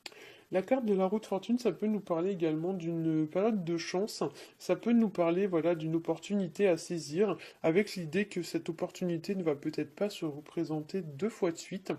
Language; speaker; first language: French; native; French